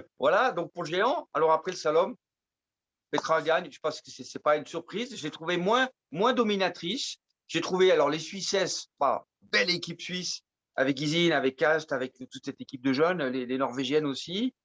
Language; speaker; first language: French; native; French